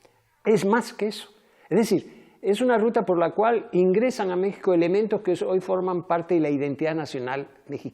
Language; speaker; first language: Spanish; native; Spanish